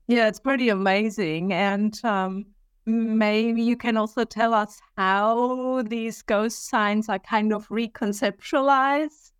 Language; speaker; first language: English; non-native, fluent; German